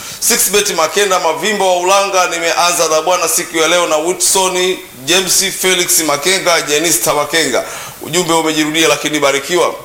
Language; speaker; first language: Swahili; native; Swahili